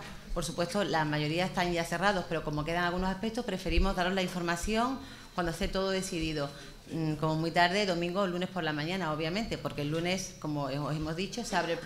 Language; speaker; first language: Spanish; native; Spanish